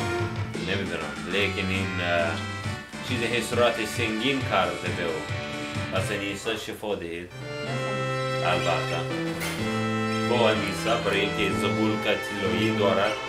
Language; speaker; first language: Persian; non-native, learner; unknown